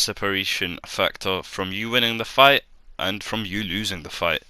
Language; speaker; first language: English; native; English